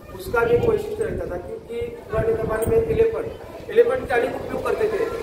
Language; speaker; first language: Hindi; non-native, local second language; Marathi